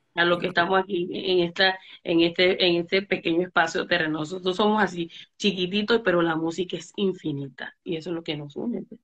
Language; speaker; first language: Spanish; native; Spanish